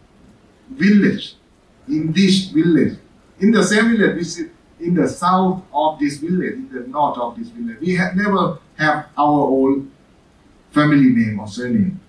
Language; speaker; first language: English; non-native, fluent; Thai